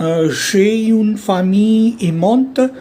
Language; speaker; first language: French; non-native, learner; Hindi